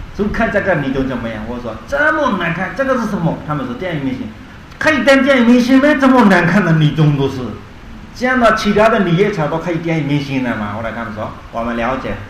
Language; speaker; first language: Chinese; non-native, learner; Burmese